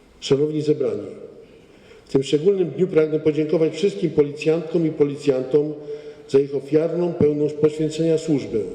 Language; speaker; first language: Polish; native; Polish